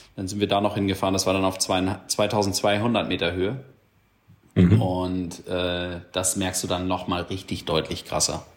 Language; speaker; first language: German; native; German